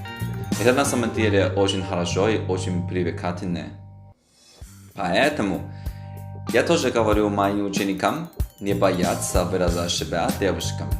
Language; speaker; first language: Russian; non-native, fluent; Chinese